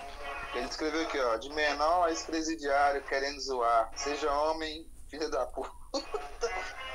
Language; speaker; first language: Portuguese; native; Portuguese